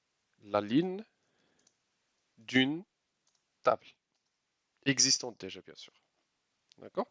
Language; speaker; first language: French; non-native, local second language; Arabic